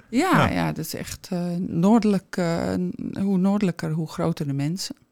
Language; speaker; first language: Dutch; native; Dutch